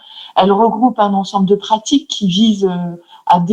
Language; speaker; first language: French; native; French